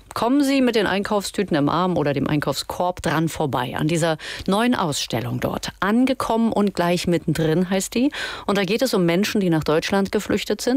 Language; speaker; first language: German; native; German